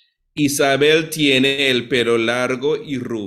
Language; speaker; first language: Spanish; non-native, fluent; English